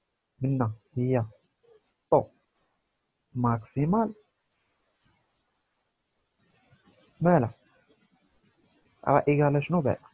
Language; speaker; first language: Arabic; native; Arabic